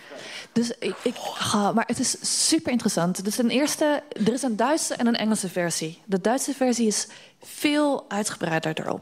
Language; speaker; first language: Dutch; native; Dutch